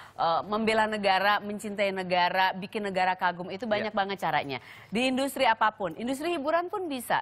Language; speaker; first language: Indonesian; native; Indonesian